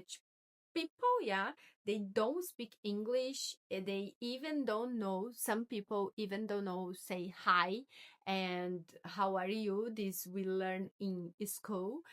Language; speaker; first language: English; non-native, learner; Portuguese